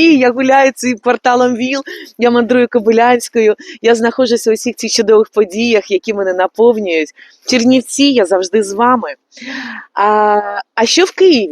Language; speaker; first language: Ukrainian; native; Ukrainian